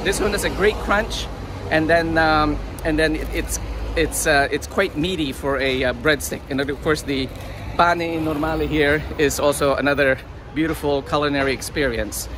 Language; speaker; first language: English; non-native, local second language; Pangasinan